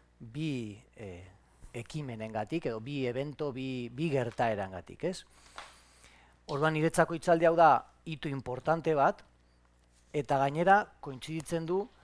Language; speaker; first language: Basque; native; Basque